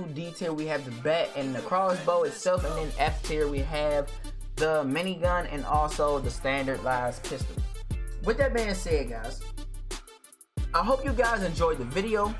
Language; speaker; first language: English; native; English